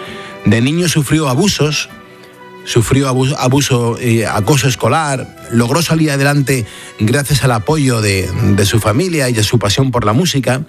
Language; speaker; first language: Spanish; native; Spanish